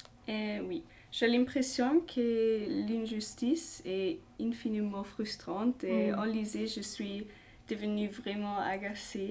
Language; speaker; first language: French; non-native, learner; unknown